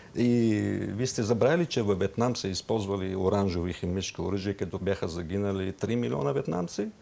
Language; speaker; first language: Bulgarian; non-native, fluent; Arabic